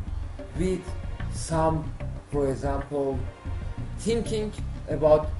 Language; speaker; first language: English; non-native, learner; Persian